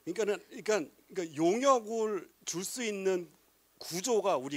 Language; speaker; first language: Korean; native; Korean